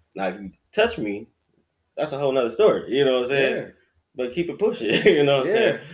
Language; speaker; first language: English; native; English